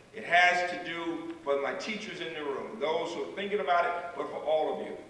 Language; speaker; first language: English; native; English